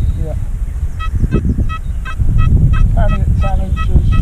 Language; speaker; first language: English; native; English